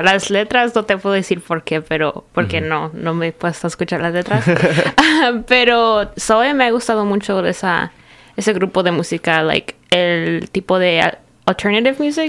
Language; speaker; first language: Spanish; early bilingual, heritage; Spanish